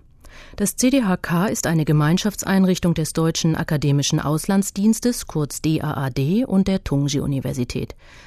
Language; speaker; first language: German; native; German